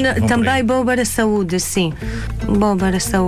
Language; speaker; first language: Portuguese; non-native, learner; Arabic